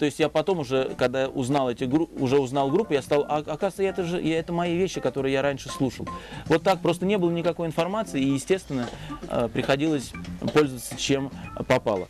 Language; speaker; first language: Russian; native; Russian